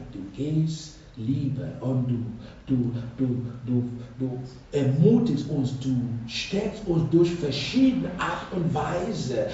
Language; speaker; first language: German; non-native, fluent; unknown